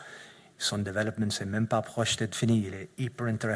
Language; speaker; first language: French; non-native, fluent; English